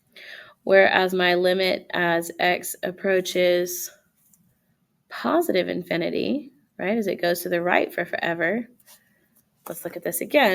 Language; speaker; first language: English; native; English